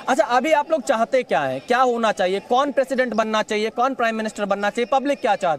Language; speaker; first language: Hindi; native; Hindi